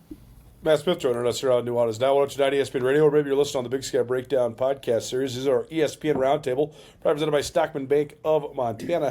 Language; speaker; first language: English; native; English